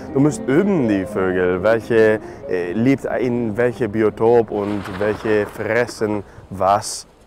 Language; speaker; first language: German; non-native, learner; Turkish